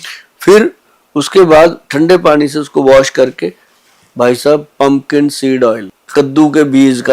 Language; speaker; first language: Hindi; native; Hindi